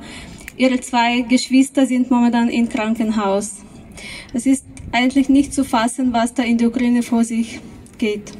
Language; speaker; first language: German; non-native, fluent; Ukrainian